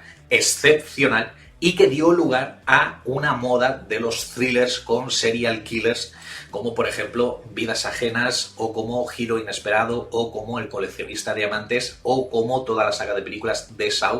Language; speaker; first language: Spanish; native; Spanish